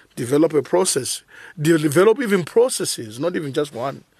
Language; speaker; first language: English; non-native, local second language; Shona